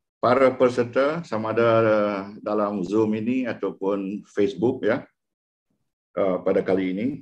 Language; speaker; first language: Malay; non-native, local second language; Iban